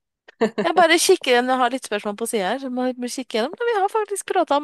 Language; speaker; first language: Norwegian; native; Norwegian